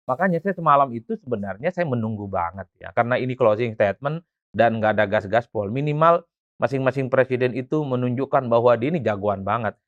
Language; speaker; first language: Indonesian; non-native, local second language; Madurese